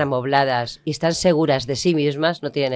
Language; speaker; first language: Spanish; native; Spanish